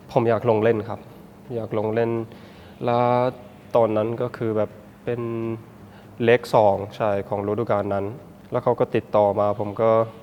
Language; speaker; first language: Thai; early bilingual, heritage; Thai